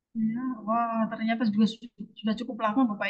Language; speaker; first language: Indonesian; native; Indonesian